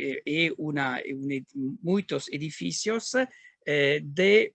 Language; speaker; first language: Portuguese; non-native, learner; Italian